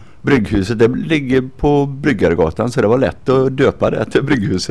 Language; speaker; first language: Swedish; native; Swedish